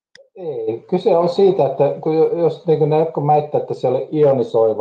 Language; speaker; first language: Finnish; native; Finnish